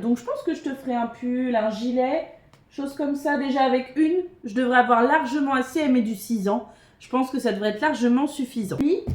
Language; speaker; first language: French; native; French